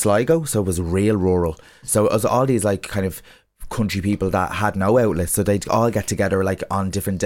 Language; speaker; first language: English; native; English